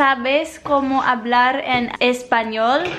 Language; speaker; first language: Spanish; non-native, learner; English